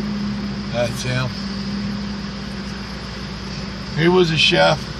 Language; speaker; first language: English; native; English